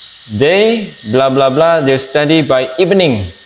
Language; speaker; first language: English; non-native, fluent; Indonesian